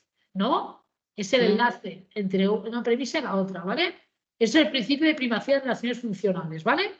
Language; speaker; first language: Spanish; native; Spanish